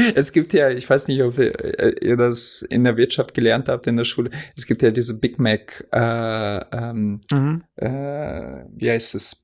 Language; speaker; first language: German; non-native, fluent; Russian